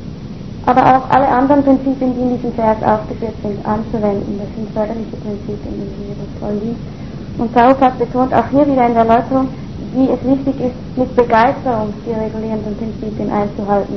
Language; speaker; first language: German; native; German